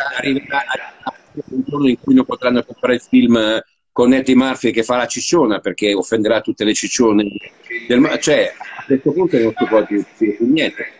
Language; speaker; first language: Italian; early bilingual, heritage; Italian